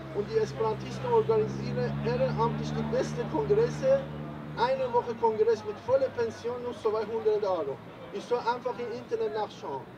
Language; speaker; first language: German; non-native, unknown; Persian